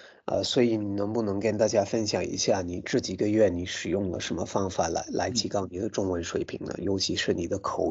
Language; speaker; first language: Chinese; non-native, fluent; English